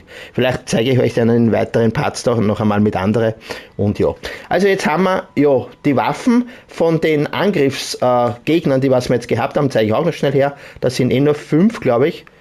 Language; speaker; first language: German; native; German